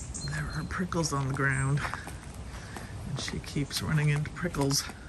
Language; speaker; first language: English; native; English